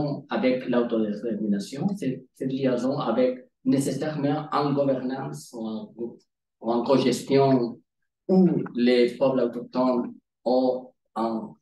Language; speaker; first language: French; non-native, learner; Spanish